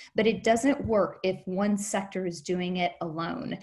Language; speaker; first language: English; native; English